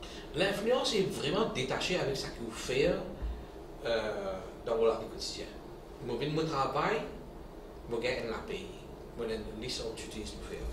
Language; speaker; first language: French; non-native, local second language; Morisyen